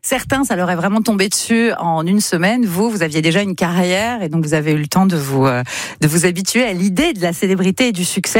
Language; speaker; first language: French; native; French